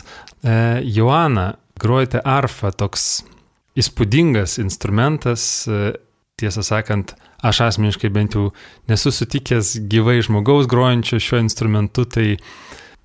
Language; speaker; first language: Lithuanian; native; Lithuanian